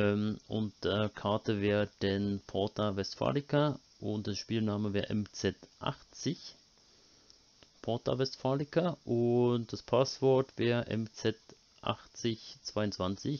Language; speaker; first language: German; native; German